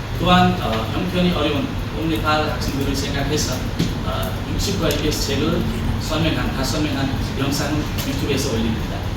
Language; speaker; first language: Korean; non-native, fluent; Nepali